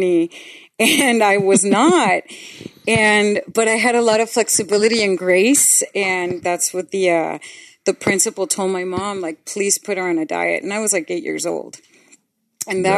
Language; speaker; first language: English; non-native, fluent; Spanish